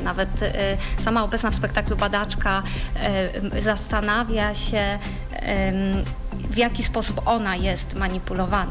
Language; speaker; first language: Polish; native; Polish